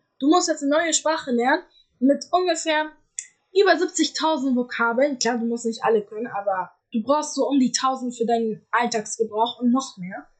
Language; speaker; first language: German; early bilingual, other home language; Arabic